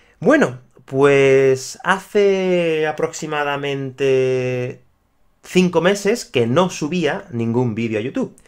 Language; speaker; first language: Spanish; native; Spanish